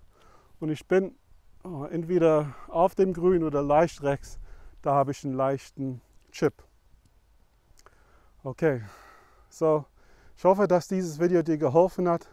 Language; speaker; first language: German; non-native, fluent; English